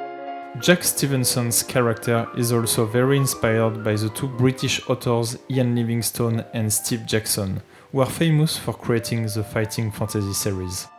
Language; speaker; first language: English; non-native, fluent; French